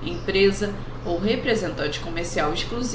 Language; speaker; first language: Portuguese; native; Portuguese